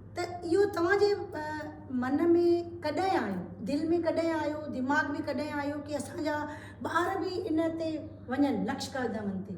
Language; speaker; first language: Sindhi; early bilingual, heritage; Sindhi